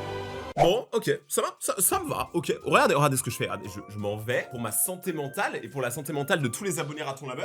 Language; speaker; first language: French; native; French